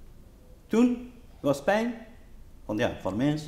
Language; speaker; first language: Dutch; non-native, learner; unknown